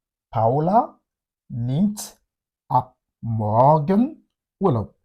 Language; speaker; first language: German; non-native, fluent; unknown